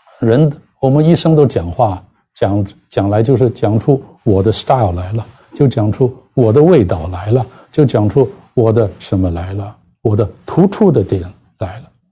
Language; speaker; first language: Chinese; non-native, local second language; Cantonese